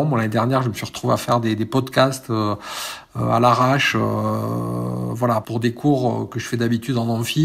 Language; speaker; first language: French; native; French